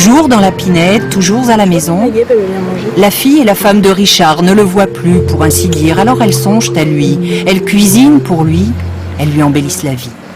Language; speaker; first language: French; native; French